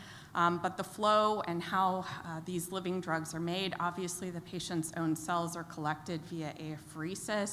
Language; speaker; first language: English; native; English